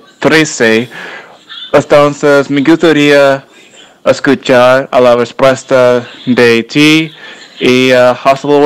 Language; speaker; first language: Spanish; non-native, learner; English